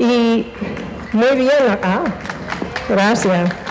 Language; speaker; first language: Spanish; non-native, fluent; English